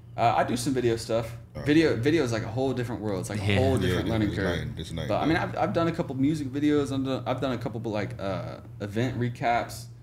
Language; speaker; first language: English; native; English